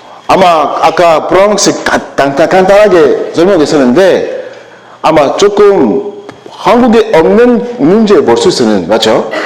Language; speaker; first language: Korean; non-native, learner; French